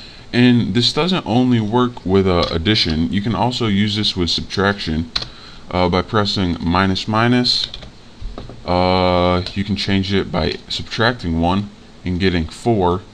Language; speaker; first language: English; native; English